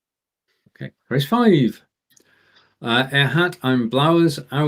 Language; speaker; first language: German; non-native, learner; English